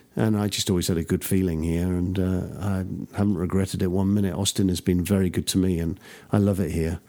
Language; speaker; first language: English; native; English